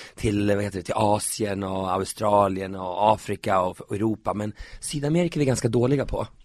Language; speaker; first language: Swedish; native; Swedish